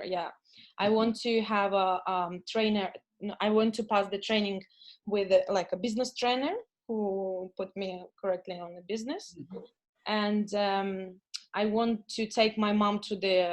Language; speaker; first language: English; non-native, fluent; Russian